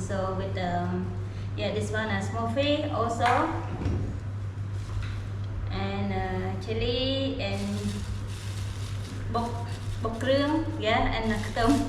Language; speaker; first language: English; non-native, learner; Khmer